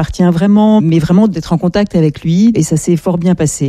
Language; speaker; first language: French; native; French